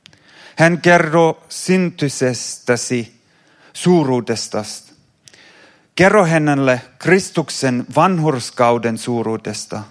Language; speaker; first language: Finnish; non-native, fluent; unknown